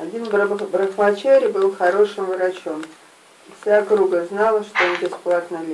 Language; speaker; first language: Russian; native; Russian